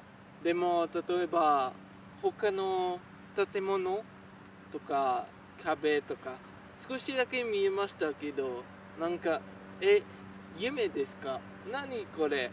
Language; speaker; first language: Japanese; non-native, learner; French